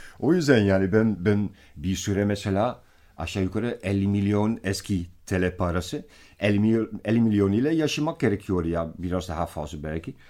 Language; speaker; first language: Turkish; non-native, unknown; Dutch